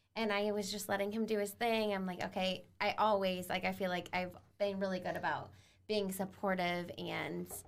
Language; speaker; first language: English; native; English